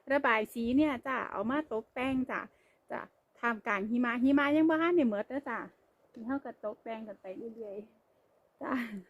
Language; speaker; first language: Thai; native; Thai